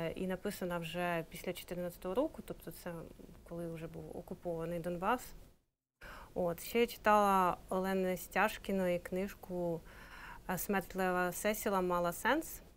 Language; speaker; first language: Ukrainian; native; Ukrainian